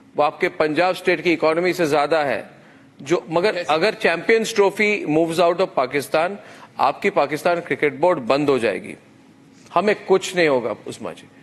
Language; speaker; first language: Hindi; native; Hindi